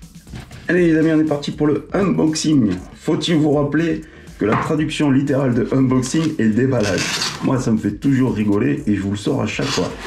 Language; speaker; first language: French; native; French